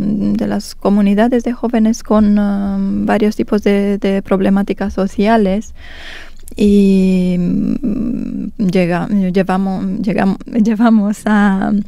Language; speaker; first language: Spanish; non-native, fluent; Romanian